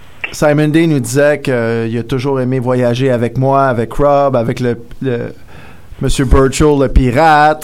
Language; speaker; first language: French; native; French